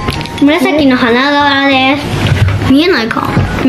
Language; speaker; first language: Japanese; native; Japanese